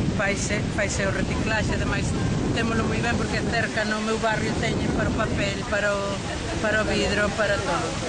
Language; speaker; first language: Galician; native; Galician